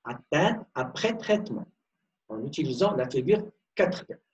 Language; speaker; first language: French; non-native, local second language; Arabic